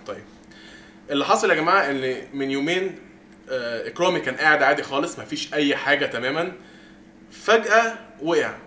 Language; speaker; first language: Arabic; native; Arabic